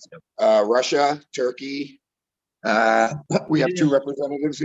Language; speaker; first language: English; native; English